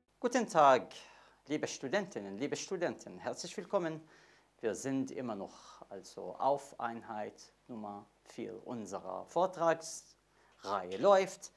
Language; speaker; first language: German; non-native, fluent; Arabic